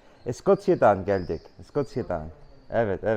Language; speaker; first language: Turkish; non-native, learner; English